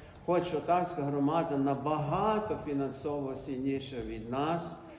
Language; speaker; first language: Ukrainian; early bilingual, heritage; Ukrainian